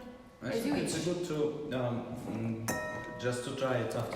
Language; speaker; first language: English; non-native, learner; Russian